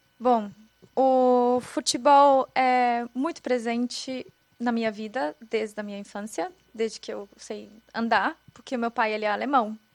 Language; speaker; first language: Portuguese; non-native, fluent; German